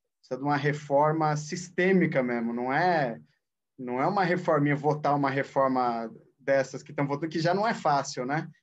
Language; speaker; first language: Portuguese; native; Portuguese